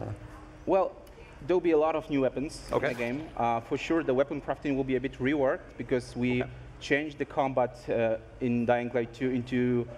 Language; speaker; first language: English; non-native, fluent; Polish